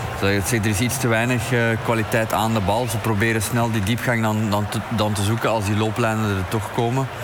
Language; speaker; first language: Dutch; native; Dutch